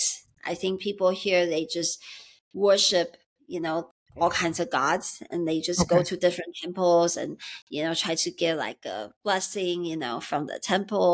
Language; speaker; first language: English; early bilingual, other home language; Chinese